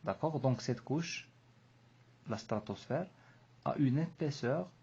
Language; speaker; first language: French; non-native, local second language; Arabic